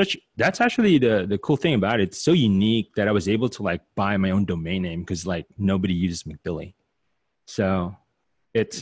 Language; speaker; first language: English; non-native, local second language; Filipino